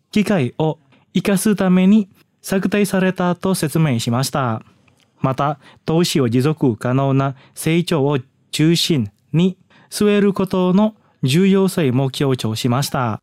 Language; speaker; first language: Japanese; non-native, fluent; Indonesian